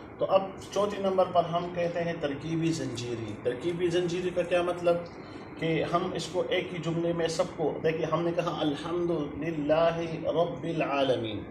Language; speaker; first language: Urdu; non-native, local second language; Pashto